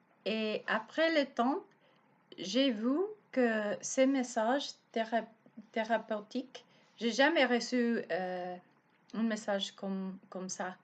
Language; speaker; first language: French; non-native, learner; Spanish